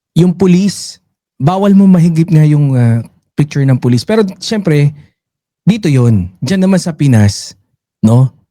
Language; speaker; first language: Filipino; native; Filipino